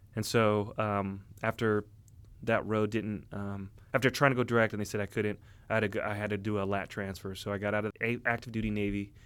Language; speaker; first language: English; native; English